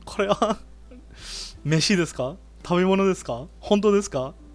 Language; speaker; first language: Japanese; non-native, fluent; English